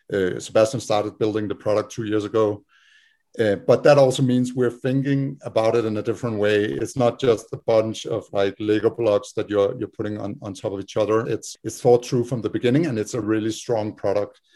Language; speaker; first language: English; non-native, fluent; Danish